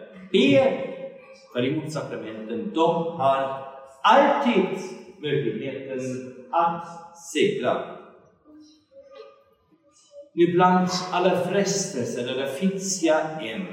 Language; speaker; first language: Swedish; non-native, fluent; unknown